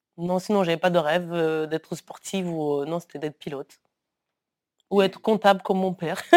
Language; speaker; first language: French; early bilingual, other home language; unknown